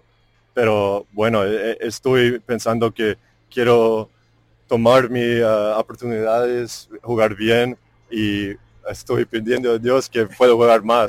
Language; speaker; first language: Spanish; non-native, fluent; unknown